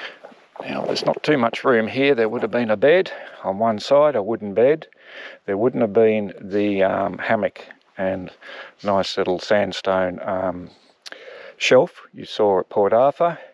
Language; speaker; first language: English; native; English